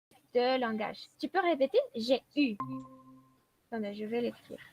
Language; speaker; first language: French; non-native, fluent; Spanish